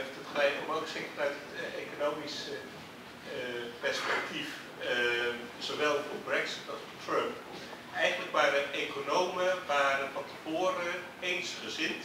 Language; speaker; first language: Dutch; native; Dutch